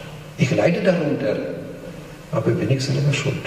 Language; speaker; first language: German; non-native, fluent; Polish